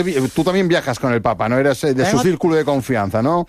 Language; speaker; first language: Spanish; native; Spanish